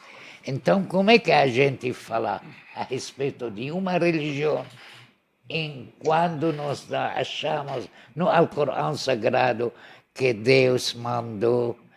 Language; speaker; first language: Portuguese; non-native, learner; Arabic